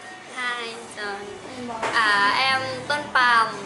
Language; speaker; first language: English; non-native, learner; Thai